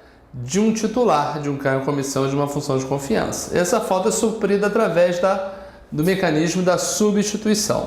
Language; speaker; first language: Portuguese; native; Portuguese